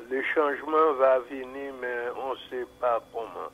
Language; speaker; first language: French; non-native, fluent; English